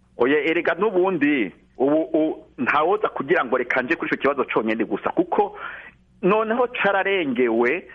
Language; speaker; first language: Rundi; native; Rundi